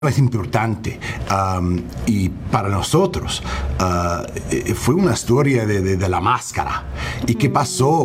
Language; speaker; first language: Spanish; early bilingual, heritage; English